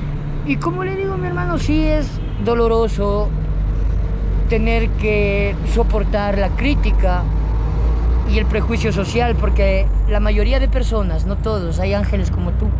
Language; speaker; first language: Spanish; native; Spanish